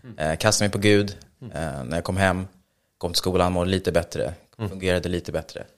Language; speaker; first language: Swedish; native; Swedish